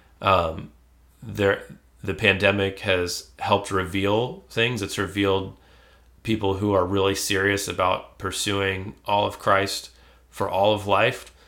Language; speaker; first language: English; native; English